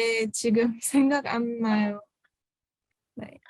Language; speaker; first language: Korean; non-native, fluent; Arabic